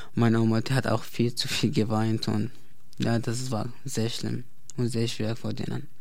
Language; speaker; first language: German; non-native, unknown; Arabic